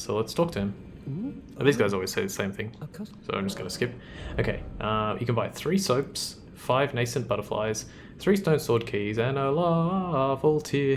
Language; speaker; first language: English; native; English